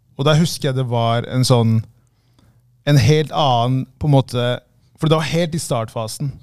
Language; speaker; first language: Norwegian; native; Norwegian